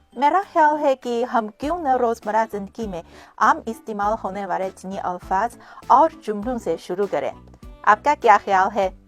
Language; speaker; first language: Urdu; non-native, fluent; Chinese